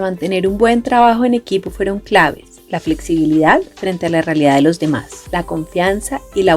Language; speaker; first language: Spanish; native; Spanish